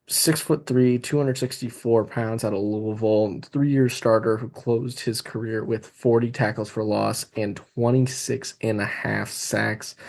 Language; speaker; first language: English; native; English